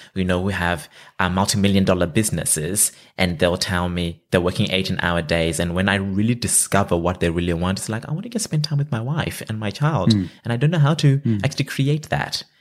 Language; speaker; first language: English; non-native, local second language; Shona